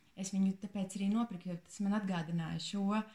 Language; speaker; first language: Latvian; native; Latvian